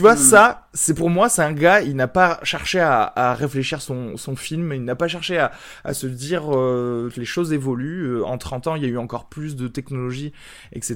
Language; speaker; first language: French; native; French